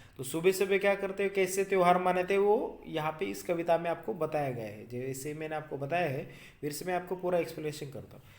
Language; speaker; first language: Hindi; non-native, local second language; Marathi